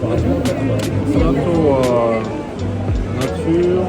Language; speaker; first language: Japanese; non-native, fluent; French